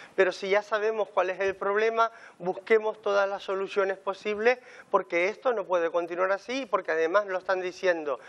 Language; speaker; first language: Spanish; native; Spanish